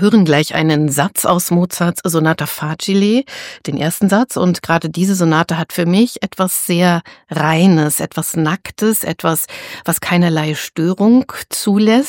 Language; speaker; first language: German; native; German